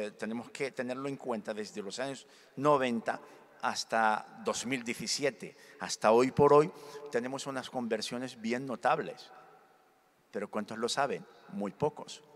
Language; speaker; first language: Spanish; early bilingual, other home language; Berber languages